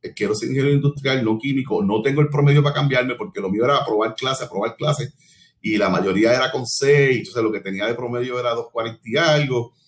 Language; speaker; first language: Spanish; native; Spanish